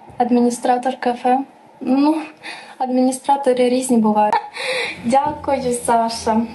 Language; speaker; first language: Ukrainian; native; Ukrainian